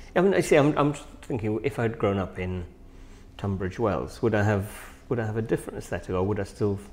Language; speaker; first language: English; native; English